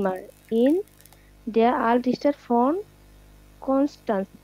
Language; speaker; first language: German; non-native, learner; Bangla